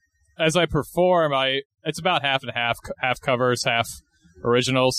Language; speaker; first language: English; native; English